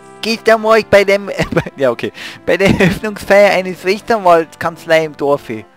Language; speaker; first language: German; native; German